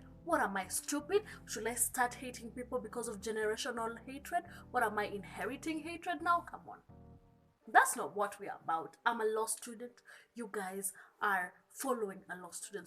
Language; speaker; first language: English; non-native, local second language; Kikuyu